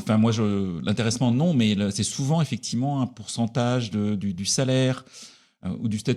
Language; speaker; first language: French; native; French